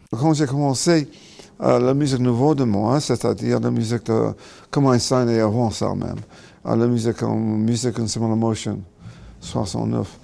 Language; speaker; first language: French; non-native, learner; English